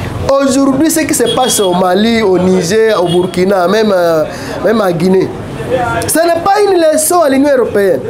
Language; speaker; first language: French; non-native, local second language; Swahili